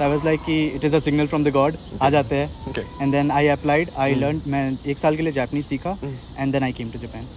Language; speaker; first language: Hindi; native; Hindi